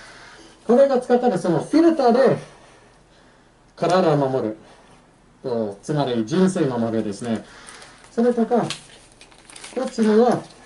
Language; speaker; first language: Japanese; non-native, fluent; English